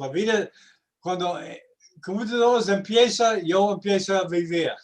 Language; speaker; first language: Spanish; non-native, learner; English